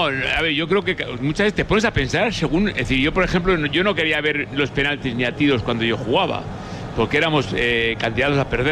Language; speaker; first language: Spanish; native; Spanish